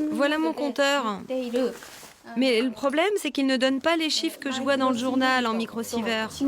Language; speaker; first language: French; native; French